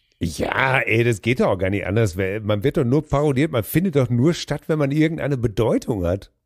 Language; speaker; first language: German; native; German